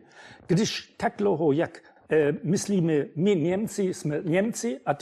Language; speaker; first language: Czech; non-native, fluent; German